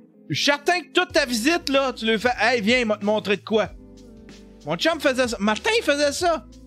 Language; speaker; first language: French; native; French